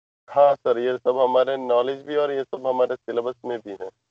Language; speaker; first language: Hindi; non-native, local second language; Malayalam